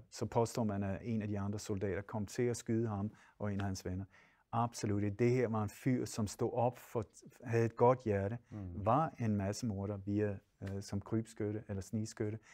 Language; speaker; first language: Danish; native; Danish